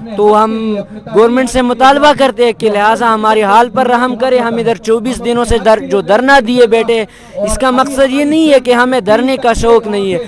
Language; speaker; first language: Urdu; non-native, local second language; Pashto